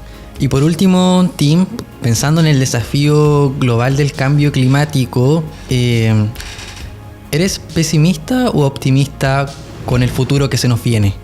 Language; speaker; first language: Spanish; native; Spanish